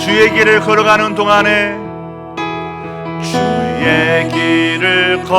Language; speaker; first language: Korean; native; Korean